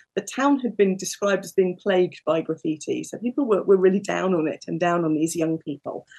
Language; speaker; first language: English; native; English